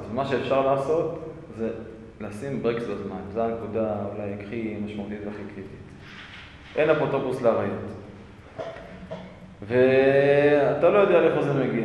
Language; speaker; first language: Hebrew; native; Hebrew